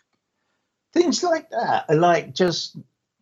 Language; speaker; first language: English; native; English